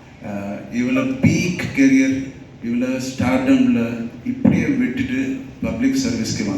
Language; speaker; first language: Tamil; non-native, learner; Telugu